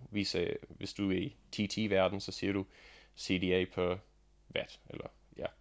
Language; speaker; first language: Danish; non-native, fluent; English